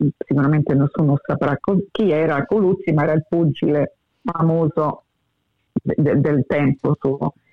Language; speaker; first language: Italian; early bilingual, heritage; English